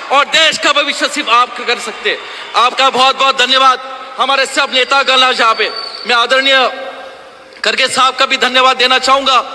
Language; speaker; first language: Hindi; non-native, local second language; Marathi